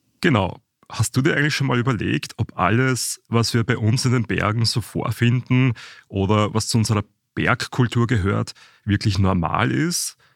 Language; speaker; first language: German; native; German